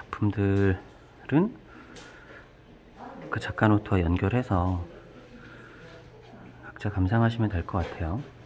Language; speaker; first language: Korean; native; Korean